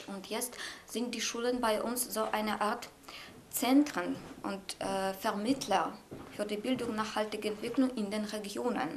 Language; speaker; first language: German; non-native, fluent; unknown